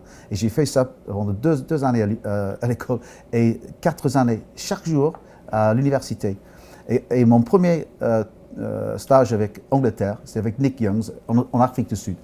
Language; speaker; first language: French; non-native, fluent; English